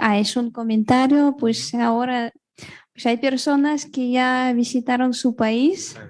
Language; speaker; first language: Spanish; non-native, fluent; Russian